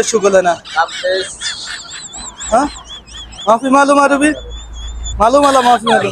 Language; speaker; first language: Arabic; non-native, learner; Bangla